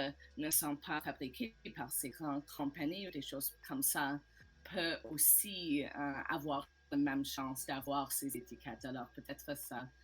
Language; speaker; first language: French; non-native, learner; English